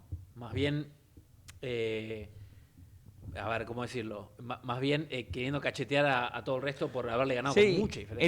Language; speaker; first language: Spanish; native; Spanish